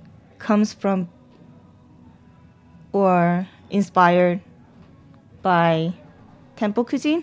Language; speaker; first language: English; non-native, fluent; Korean